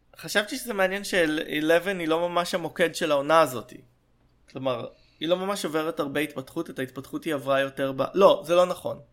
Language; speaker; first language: Hebrew; native; Hebrew